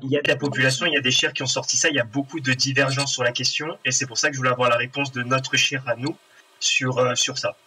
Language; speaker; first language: French; native; French